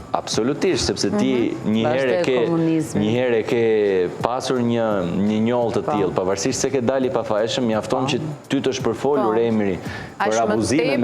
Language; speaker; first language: Albanian; native; Albanian